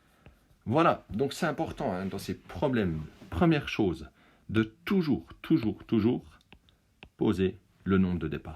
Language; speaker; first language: French; native; French